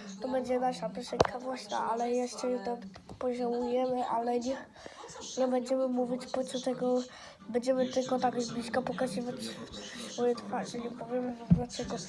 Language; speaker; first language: Polish; non-native, learner; English